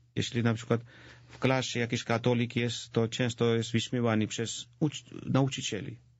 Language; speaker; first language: Polish; non-native, fluent; Georgian